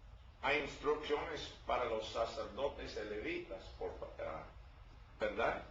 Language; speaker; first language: Spanish; non-native, learner; English